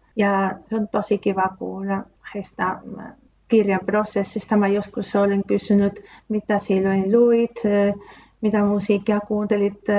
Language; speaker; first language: Finnish; non-native, fluent; Spanish